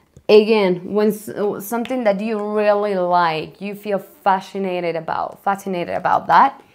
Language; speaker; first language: English; non-native, fluent; Spanish